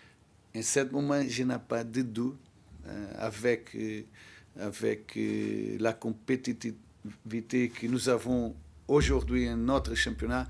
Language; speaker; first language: French; non-native, fluent; Portuguese